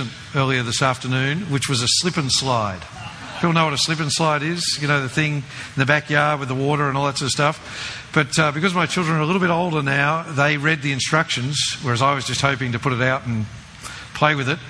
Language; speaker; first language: English; native; English